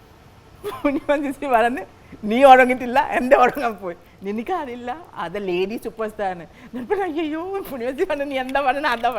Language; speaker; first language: Malayalam; non-native, learner; Assamese